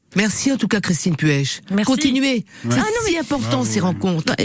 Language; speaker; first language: French; non-native, local second language; Réunion Creole French